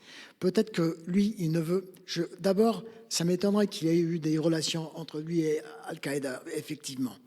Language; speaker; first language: French; non-native, fluent; English